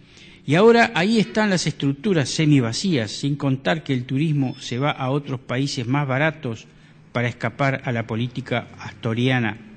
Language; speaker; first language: Spanish; native; Spanish